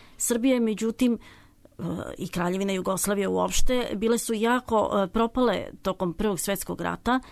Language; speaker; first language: Serbian; native; Serbian